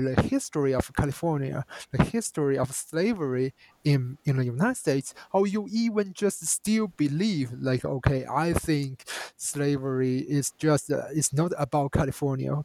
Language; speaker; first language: English; non-native, fluent; Chinese